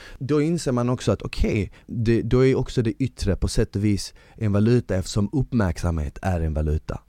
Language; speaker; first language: Swedish; early bilingual, other home language; Bosnian